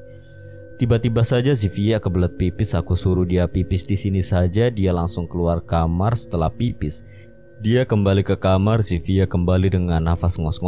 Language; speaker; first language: Indonesian; native; Indonesian